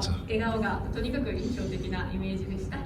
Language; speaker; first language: Japanese; native; Japanese